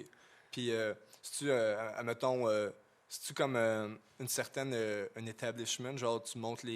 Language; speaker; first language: French; native; French